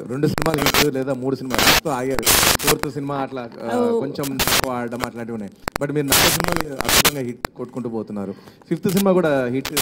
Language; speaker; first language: Telugu; native; Telugu